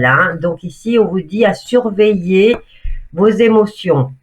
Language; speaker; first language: French; native; French